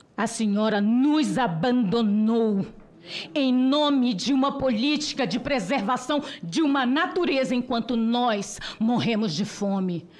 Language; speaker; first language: Portuguese; non-native, local second language; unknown